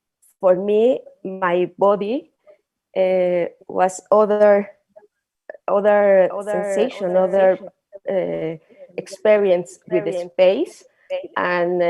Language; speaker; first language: English; non-native, learner; Spanish